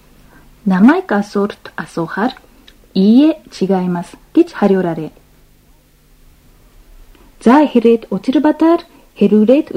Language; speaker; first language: Mongolian; non-native, fluent; Japanese